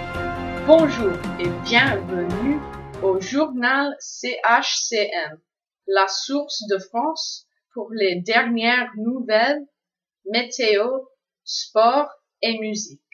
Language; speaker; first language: French; non-native, fluent; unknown